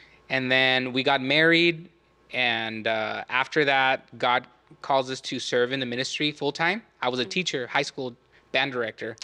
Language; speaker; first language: English; early bilingual, other home language; Spanish